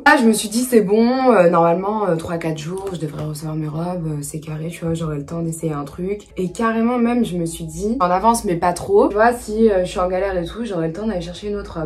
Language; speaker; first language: French; native; French